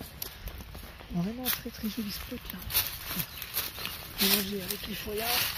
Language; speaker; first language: French; native; French